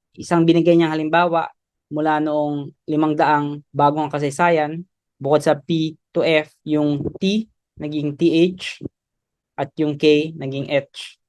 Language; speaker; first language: Filipino; native; Filipino